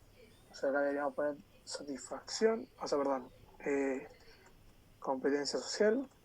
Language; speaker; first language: Spanish; native; Spanish